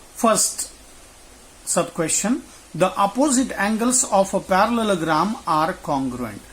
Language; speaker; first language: English; non-native, local second language; Marathi